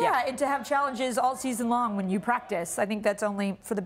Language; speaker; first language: English; native; English